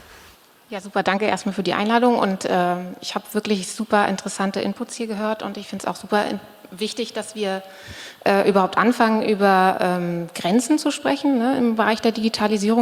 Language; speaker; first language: German; native; German